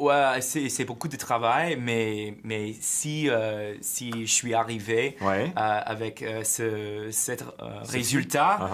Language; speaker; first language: French; non-native, learner; English